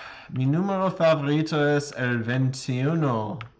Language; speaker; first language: Spanish; non-native, learner; English